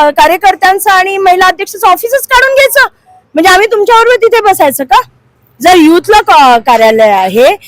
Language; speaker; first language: Marathi; non-native, local second language; Hindi